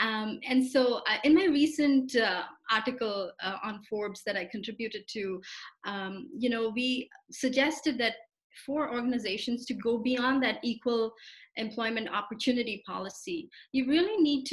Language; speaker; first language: English; non-native, local second language; Telugu